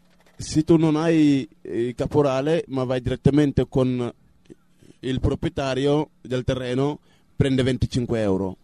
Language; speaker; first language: Italian; non-native, fluent; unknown